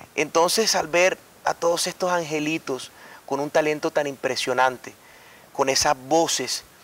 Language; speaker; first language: Spanish; native; Spanish